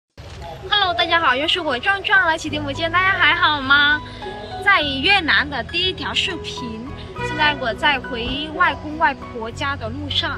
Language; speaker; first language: Chinese; non-native, fluent; Vietnamese